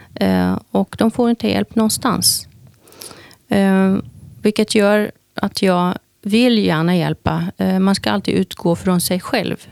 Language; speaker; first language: Swedish; early bilingual, other home language; Turkish